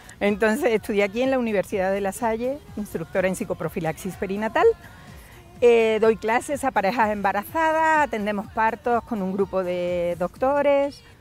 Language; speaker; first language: Spanish; native; Spanish